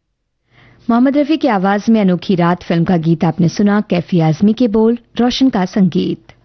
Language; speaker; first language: Hindi; native; Hindi